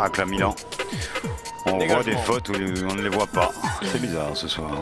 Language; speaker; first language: French; native; French